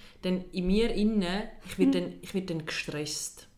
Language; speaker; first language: German; native; German